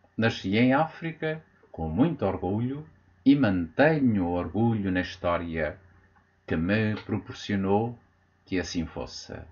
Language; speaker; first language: Portuguese; native; Portuguese